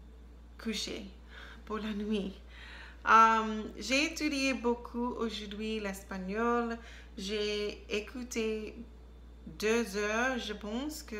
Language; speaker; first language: French; non-native, learner; English